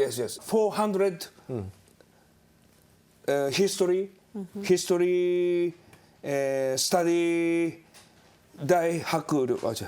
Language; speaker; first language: English; non-native, learner; Japanese